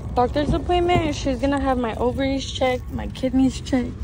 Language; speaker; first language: English; early bilingual, other home language; Spanish